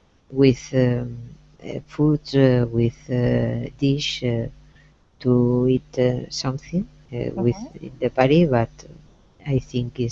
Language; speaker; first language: English; non-native, learner; Spanish